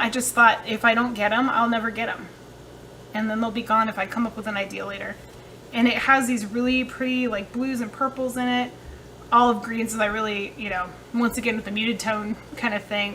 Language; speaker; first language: English; native; English